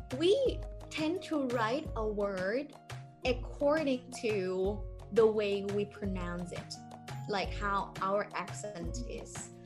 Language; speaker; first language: English; non-native, fluent; Thai